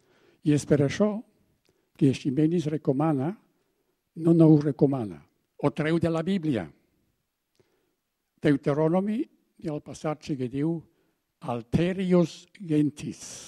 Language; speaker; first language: Catalan; non-native, fluent; German